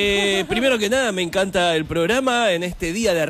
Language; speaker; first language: Spanish; native; Spanish